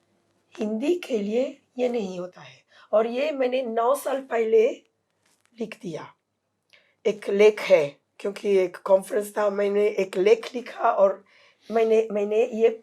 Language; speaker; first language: Hindi; non-native, fluent; Italian